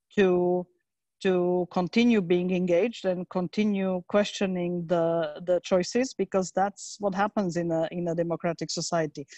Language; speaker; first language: English; non-native, fluent; Slovak